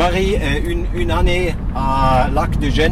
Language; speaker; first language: French; non-native, learner; Swiss German